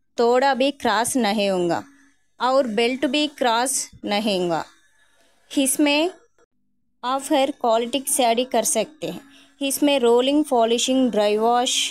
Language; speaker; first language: Hindi; non-native, local second language; Telugu